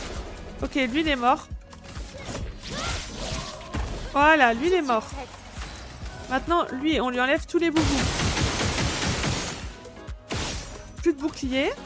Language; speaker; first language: French; native; French